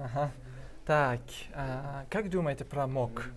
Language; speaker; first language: Russian; non-native, local second language; Uzbek